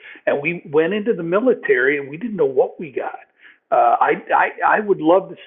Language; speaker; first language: English; native; English